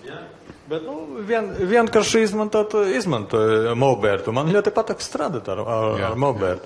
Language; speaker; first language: Latvian; non-native, learner; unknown